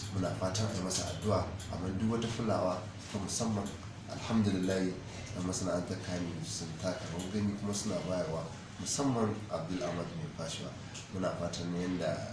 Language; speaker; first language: Hausa; native; Hausa